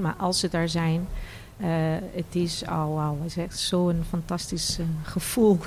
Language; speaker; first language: Dutch; non-native, fluent; Portuguese